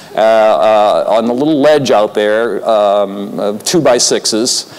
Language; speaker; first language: English; native; English